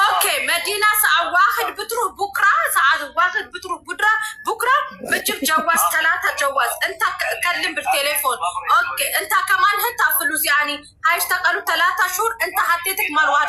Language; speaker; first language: Arabic; non-native, learner; Amharic